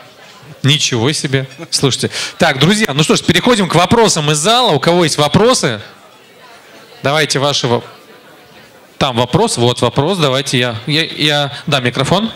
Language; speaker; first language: Russian; native; Russian